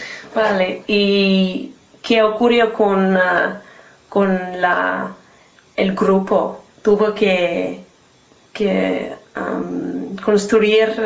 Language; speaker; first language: Spanish; non-native, learner; English